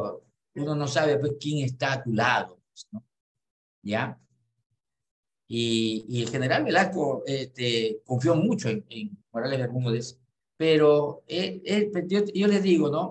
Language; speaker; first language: Spanish; native; Spanish